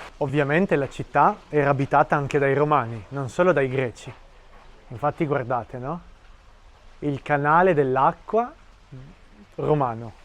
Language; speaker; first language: Italian; native; Italian